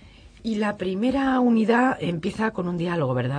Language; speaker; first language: Spanish; native; Spanish